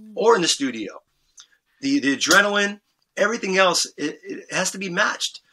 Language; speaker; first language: English; native; English